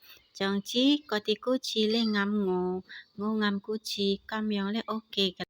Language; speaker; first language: Cantonese; non-native, learner; Indonesian